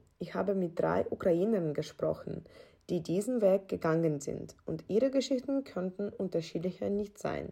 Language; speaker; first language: German; non-native, fluent; Ukrainian